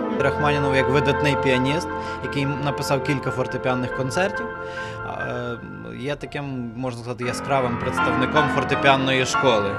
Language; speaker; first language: Ukrainian; native; Ukrainian